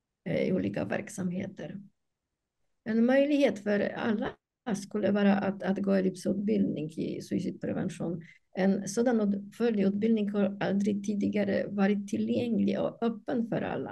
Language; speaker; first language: Swedish; non-native, fluent; Polish